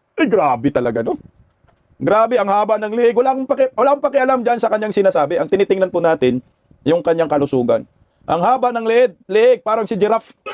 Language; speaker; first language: Filipino; non-native, local second language; Cebuano